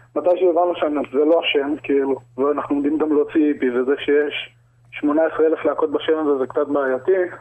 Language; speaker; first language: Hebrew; early bilingual, other home language; English